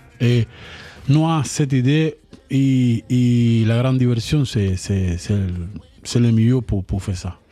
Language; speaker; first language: French; non-native, learner; Spanish